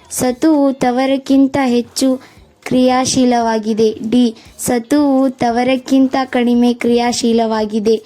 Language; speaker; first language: Kannada; native; Kannada